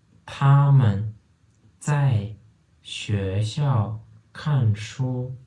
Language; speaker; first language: Chinese; non-native, fluent; Turkmen